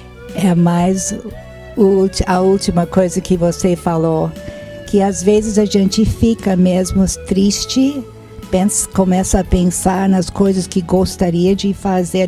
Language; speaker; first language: Portuguese; non-native, fluent; English